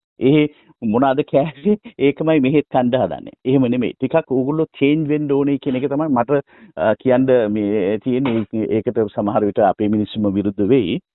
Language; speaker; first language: Sinhala; non-native, local second language; Tamil